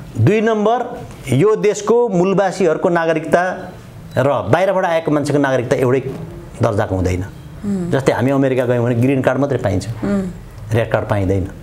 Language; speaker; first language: Nepali; non-native, local second language; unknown